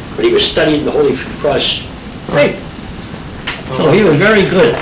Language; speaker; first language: English; native; English